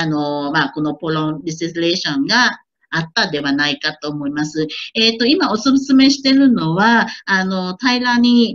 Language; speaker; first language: Japanese; non-native, fluent; Thai